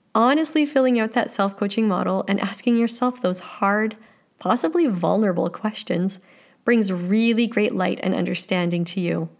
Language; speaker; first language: English; native; English